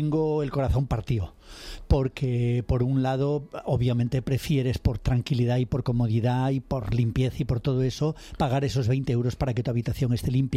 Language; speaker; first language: Spanish; native; Spanish